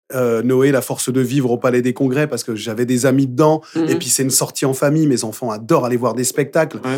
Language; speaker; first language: French; native; French